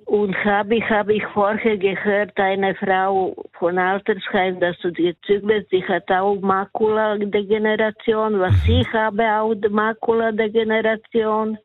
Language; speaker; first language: German; non-native, fluent; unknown